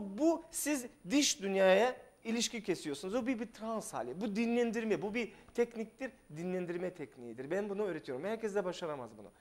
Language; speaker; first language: Turkish; non-native, fluent; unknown